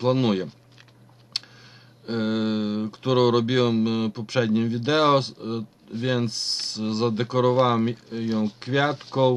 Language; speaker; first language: Polish; non-native, fluent; Ukrainian